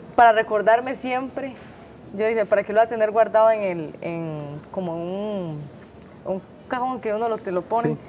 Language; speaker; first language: Spanish; native; Spanish